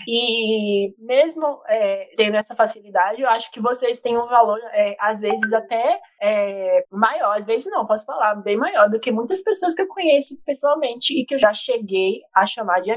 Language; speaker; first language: Portuguese; native; Portuguese